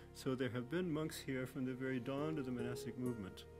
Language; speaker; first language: English; native; English